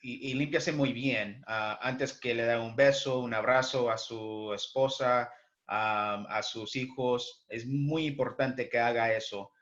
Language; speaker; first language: Spanish; early bilingual, heritage; English